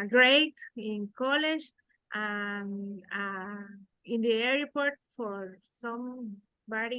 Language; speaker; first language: English; non-native, learner; Spanish